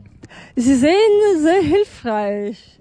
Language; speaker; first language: German; non-native, fluent; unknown